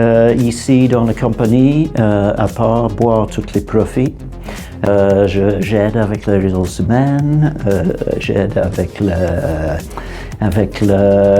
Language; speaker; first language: French; non-native, fluent; English